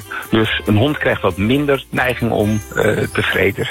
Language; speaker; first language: Dutch; native; Dutch